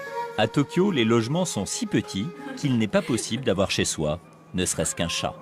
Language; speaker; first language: French; native; French